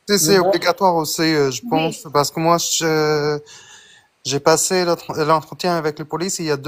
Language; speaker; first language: French; non-native, learner; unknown